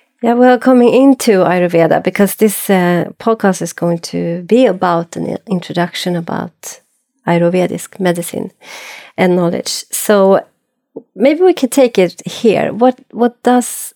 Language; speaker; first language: English; non-native, fluent; Swedish